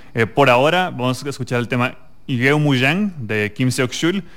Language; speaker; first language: Spanish; native; Spanish